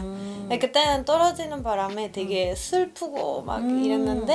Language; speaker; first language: Korean; non-native, fluent; Spanish